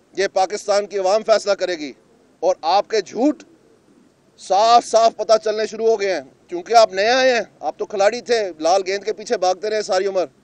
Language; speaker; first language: Urdu; non-native, local second language; Punjabi